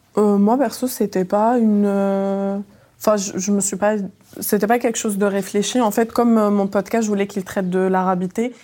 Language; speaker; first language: French; early bilingual, other home language; Arabic